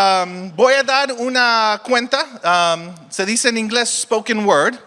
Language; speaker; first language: Spanish; early bilingual, heritage; Spanish